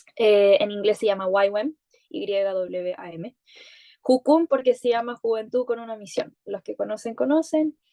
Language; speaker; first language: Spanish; native; Spanish